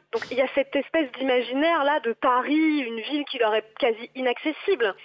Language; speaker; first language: French; native; French